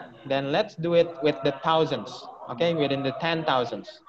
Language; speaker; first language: English; non-native, fluent; Indonesian